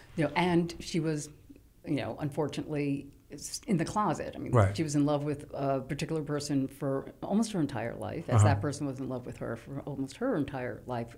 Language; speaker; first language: English; native; English